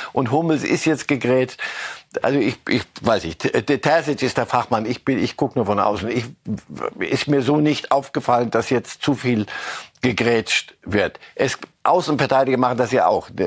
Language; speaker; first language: German; native; German